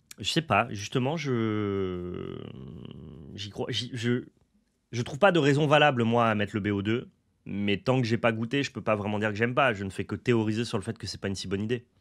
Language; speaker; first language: French; native; French